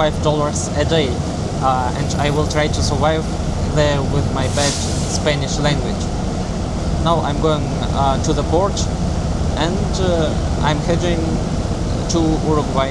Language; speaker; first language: English; non-native, learner; Russian